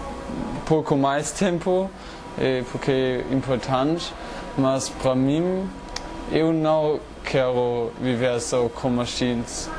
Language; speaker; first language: Portuguese; non-native, learner; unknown